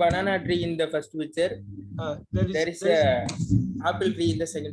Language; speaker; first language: English; non-native, learner; Tamil